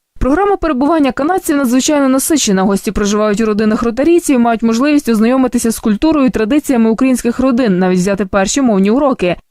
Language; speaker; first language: Ukrainian; native; Ukrainian